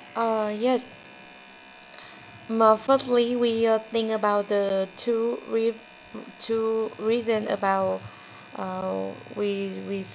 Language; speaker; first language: English; non-native, learner; Vietnamese